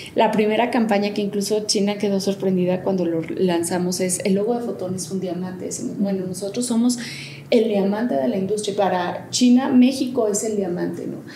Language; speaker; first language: Spanish; native; Spanish